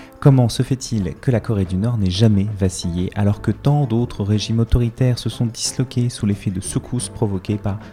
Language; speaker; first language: French; native; French